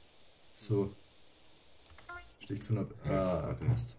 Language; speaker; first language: German; native; German